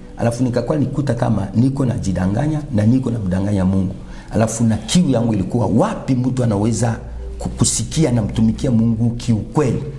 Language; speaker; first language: Swahili; non-native, local second language; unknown